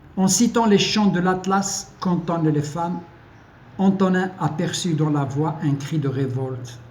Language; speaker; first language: French; non-native, local second language; Arabic